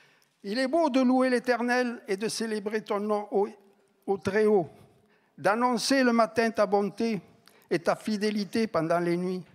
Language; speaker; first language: French; native; French